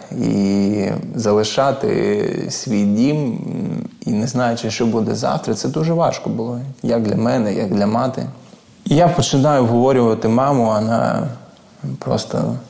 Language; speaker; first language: Ukrainian; non-native, local second language; Russian